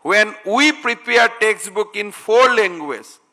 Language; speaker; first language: English; non-native, local second language; Assamese